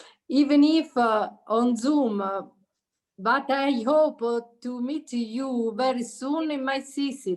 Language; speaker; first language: English; non-native, learner; Italian